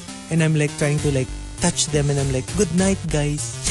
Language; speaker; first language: English; non-native, local second language; Filipino